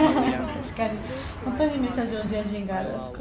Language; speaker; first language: Japanese; non-native, learner; Georgian